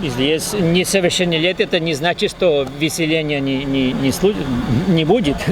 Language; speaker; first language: Russian; non-native, fluent; Spanish